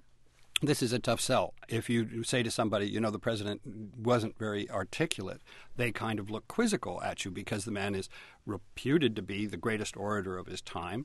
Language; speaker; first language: English; native; English